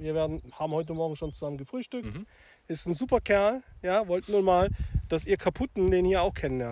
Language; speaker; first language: German; native; German